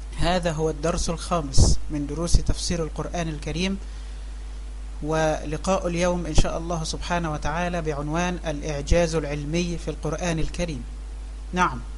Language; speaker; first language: Arabic; native; Arabic